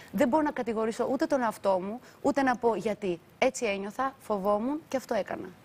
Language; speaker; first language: Greek; early bilingual, other home language; Albanian